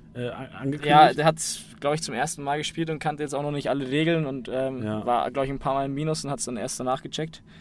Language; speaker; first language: German; native; German